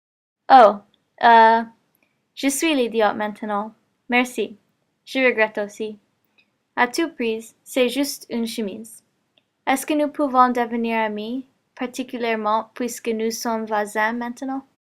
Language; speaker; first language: French; non-native, learner; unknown